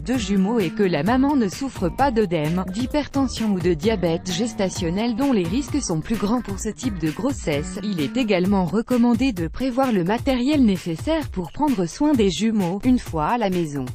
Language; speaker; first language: French; native; French